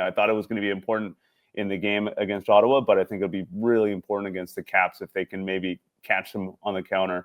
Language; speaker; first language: English; native; English